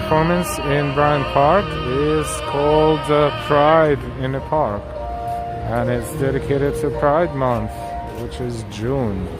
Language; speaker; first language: English; non-native, fluent; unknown